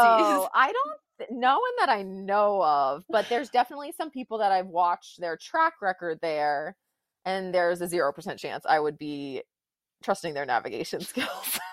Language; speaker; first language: English; native; English